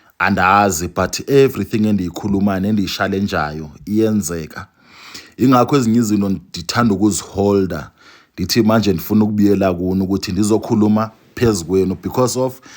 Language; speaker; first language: Zulu; non-native, local second language; Xhosa